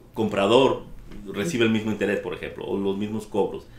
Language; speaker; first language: Spanish; early bilingual, heritage; Spanish